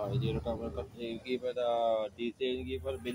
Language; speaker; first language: Arabic; non-native, learner; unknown